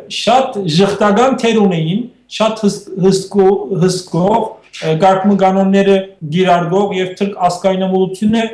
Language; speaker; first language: Armenian; native; Armenian